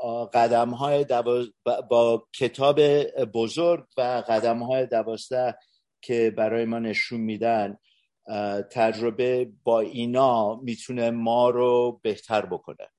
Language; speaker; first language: Persian; early bilingual, heritage; Persian